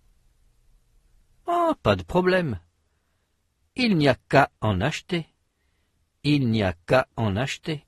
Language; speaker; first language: French; native; French